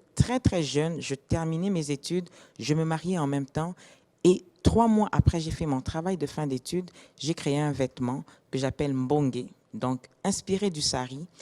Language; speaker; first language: French; non-native, local second language; Lingala